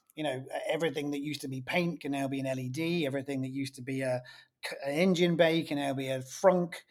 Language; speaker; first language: English; native; English